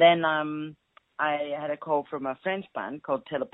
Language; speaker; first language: English; native; English